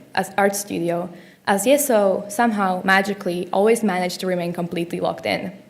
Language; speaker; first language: English; non-native, fluent; Slovak